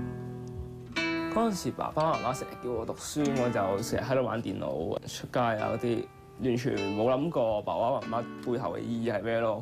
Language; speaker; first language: Chinese; non-native, local second language; Cantonese